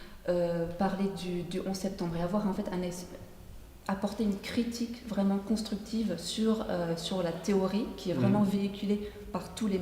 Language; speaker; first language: French; native; French